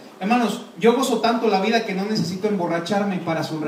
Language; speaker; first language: Spanish; native; Spanish